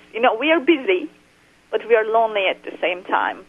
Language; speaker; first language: English; non-native, fluent; Turkish